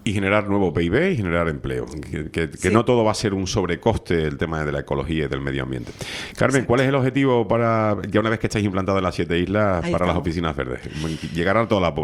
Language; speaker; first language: Spanish; native; Spanish